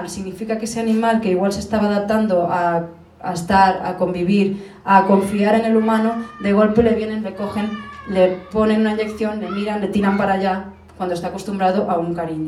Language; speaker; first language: Spanish; native; Spanish